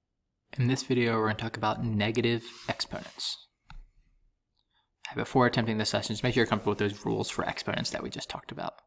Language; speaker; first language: English; native; English